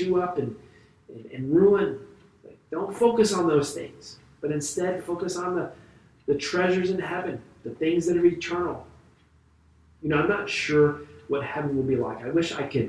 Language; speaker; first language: English; native; English